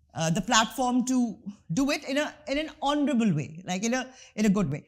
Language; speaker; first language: English; non-native, local second language; Urdu